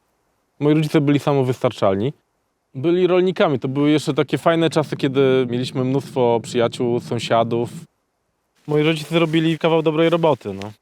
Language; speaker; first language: Polish; native; Polish